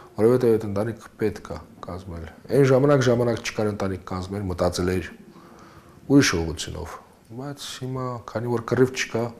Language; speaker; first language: Armenian; early bilingual, heritage; Armenian